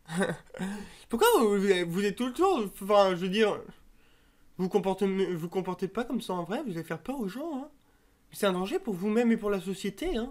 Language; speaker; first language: French; native; French